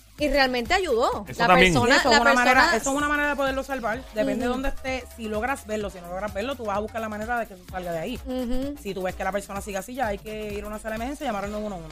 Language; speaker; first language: Spanish; native; Spanish